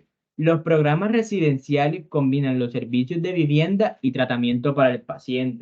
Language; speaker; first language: Spanish; native; Spanish